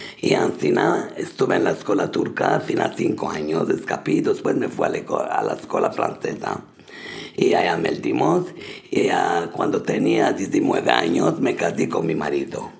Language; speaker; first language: Spanish; early bilingual, heritage; Spanish